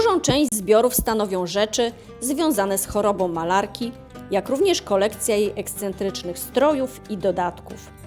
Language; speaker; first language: Polish; native; Polish